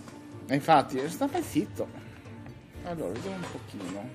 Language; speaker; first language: Italian; native; Italian